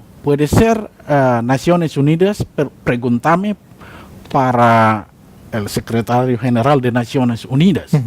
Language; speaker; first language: Spanish; non-native, learner; Indonesian